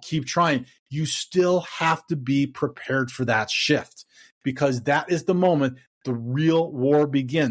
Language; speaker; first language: English; native; English